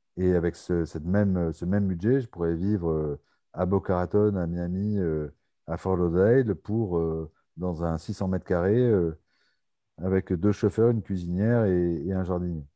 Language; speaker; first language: French; native; French